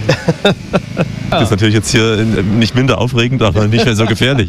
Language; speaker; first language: German; native; German